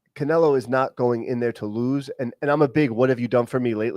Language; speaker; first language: English; native; English